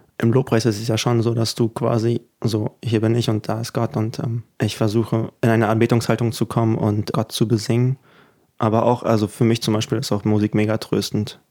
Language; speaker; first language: German; early bilingual, other home language; Ukrainian